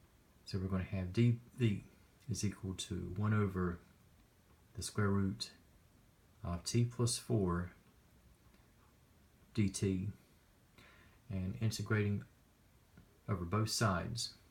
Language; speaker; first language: English; native; English